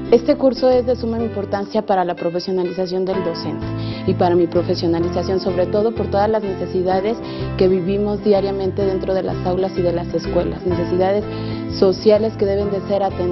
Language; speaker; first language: Spanish; native; Spanish